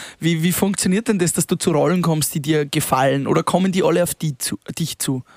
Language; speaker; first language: German; native; German